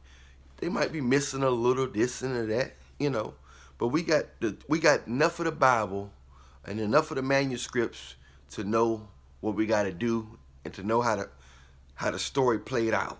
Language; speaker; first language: English; native; English